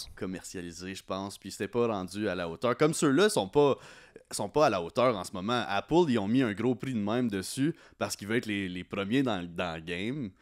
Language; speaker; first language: French; native; French